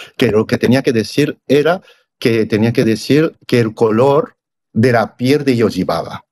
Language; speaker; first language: Spanish; non-native, fluent; Japanese